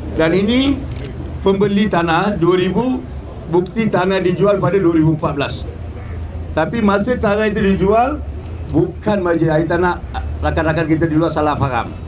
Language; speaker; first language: Malay; non-native, local second language; Tamil